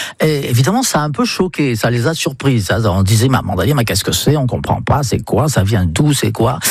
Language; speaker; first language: French; non-native, fluent; English